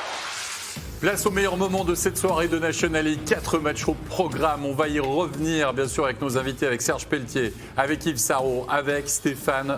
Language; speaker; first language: French; native; French